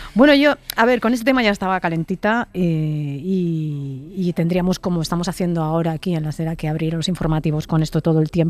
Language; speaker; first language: Spanish; native; Spanish